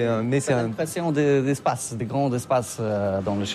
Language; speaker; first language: French; non-native, learner; Polish